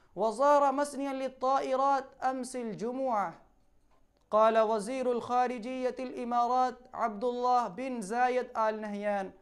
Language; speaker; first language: Arabic; non-native, fluent; Urdu